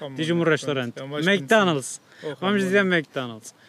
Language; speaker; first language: Portuguese; non-native, fluent; Turkish